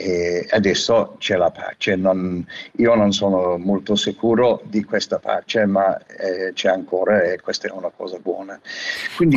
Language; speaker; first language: Italian; non-native, fluent; English